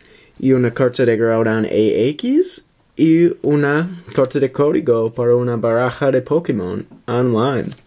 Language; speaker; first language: Spanish; early bilingual, heritage; English